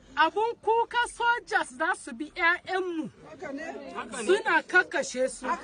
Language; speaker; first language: Hausa; non-native, local second language; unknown